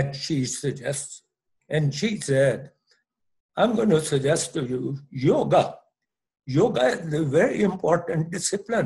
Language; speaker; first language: English; non-native, local second language; Punjabi